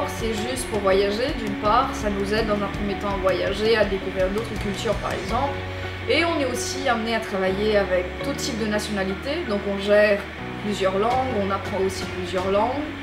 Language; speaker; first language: French; non-native, local second language; Morisyen